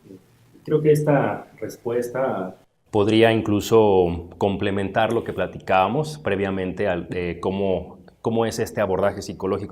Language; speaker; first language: Spanish; native; Spanish